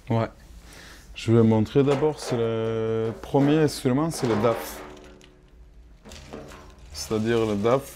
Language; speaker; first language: French; non-native, learner; Kurdish